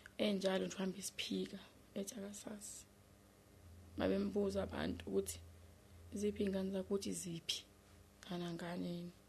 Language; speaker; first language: Zulu; native; Zulu